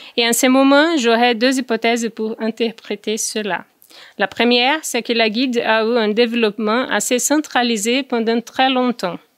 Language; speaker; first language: French; non-native, fluent; Portuguese